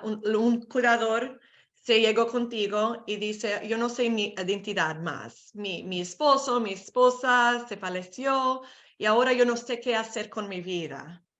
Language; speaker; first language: Spanish; non-native, learner; English